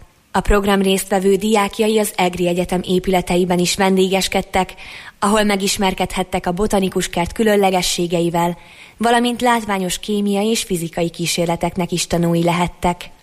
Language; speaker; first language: Hungarian; native; Hungarian